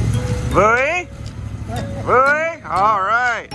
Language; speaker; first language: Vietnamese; non-native, learner; English